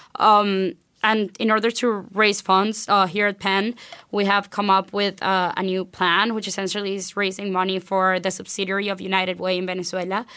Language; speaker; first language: English; non-native, fluent; Spanish